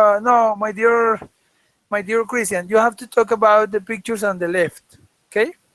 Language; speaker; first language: English; non-native, fluent; Spanish